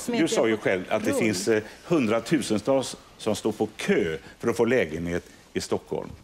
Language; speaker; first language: Swedish; native; Swedish